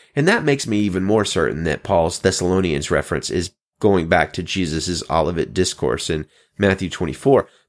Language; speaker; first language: English; native; English